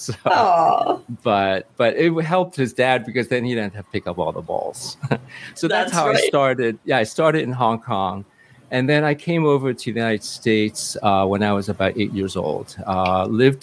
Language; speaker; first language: English; early bilingual, other home language; Cantonese